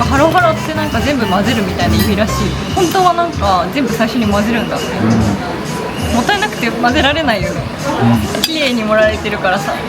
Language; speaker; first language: Japanese; native; Japanese